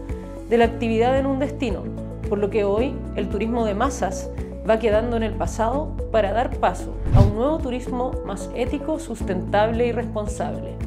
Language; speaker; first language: Spanish; native; Spanish